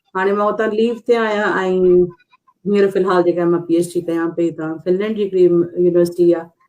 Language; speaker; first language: Sindhi; non-native, local second language; Urdu